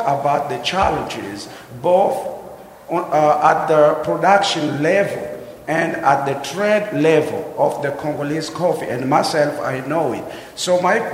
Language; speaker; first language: English; non-native, fluent; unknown